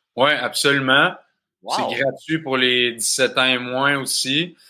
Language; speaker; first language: French; native; French